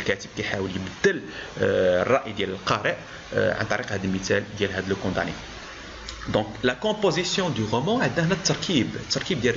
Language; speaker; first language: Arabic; native; Arabic